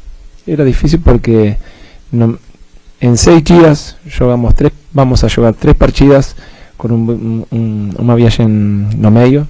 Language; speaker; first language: Portuguese; non-native, fluent; Spanish